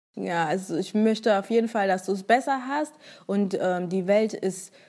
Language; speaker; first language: German; early bilingual, other home language; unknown